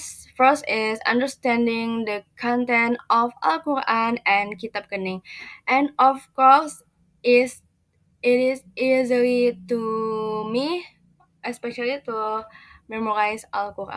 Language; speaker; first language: English; non-native, learner; Indonesian